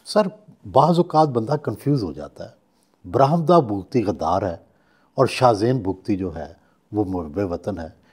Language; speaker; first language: Urdu; non-native, local second language; Punjabi